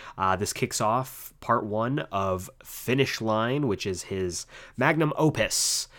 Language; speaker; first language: English; native; English